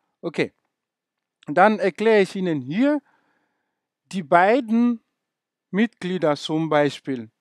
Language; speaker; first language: German; non-native, fluent; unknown